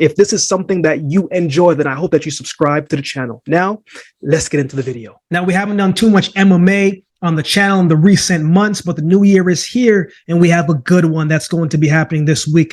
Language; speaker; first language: English; native; English